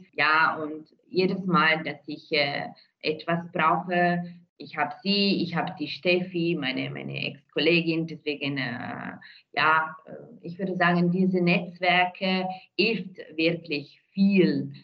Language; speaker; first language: German; non-native, fluent; Italian